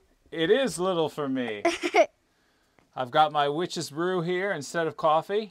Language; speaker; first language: English; native; English